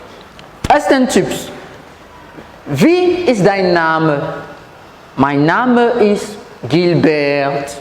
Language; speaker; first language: German; non-native, learner; French